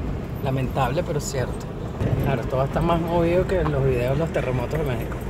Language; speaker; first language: Spanish; native; Spanish